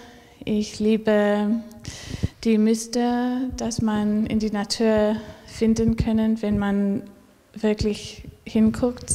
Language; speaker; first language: German; non-native, learner; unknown